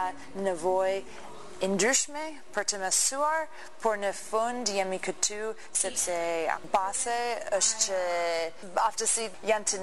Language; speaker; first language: Albanian; non-native, learner; English